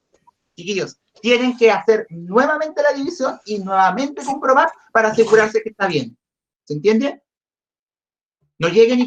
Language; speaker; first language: Spanish; native; Spanish